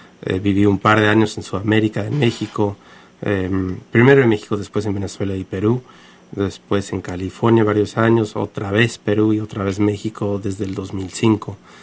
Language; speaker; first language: Spanish; non-native, fluent; English